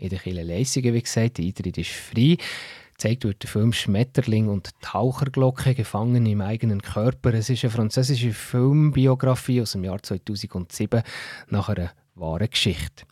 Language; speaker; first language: German; native; German